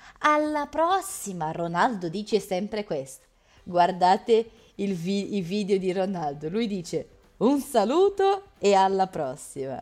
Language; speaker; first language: Italian; native; Italian